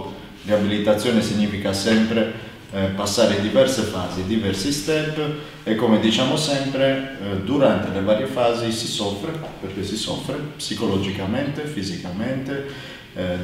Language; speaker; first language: Italian; native; Italian